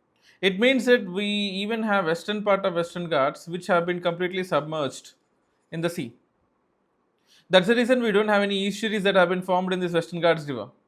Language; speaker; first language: English; non-native, local second language; Telugu